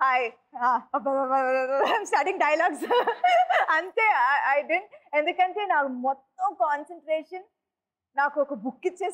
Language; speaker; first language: Telugu; non-native, local second language; Tamil